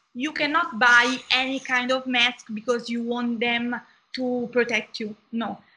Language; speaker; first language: English; non-native, fluent; Italian